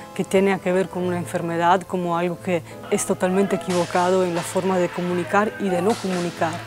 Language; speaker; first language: Spanish; non-native, fluent; Italian